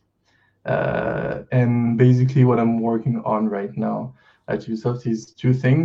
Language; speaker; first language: English; non-native, fluent; French